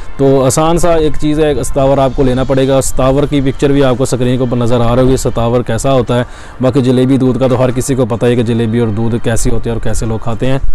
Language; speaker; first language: Urdu; non-native, local second language; Punjabi